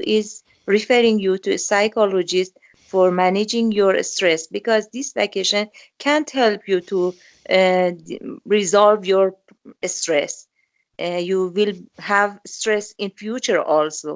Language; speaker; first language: English; non-native, learner; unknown